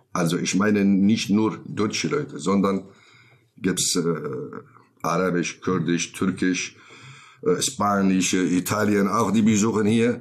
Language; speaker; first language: German; non-native, learner; Kurdish